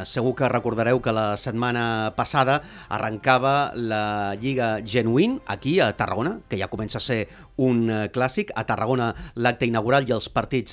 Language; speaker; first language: Catalan; native; Catalan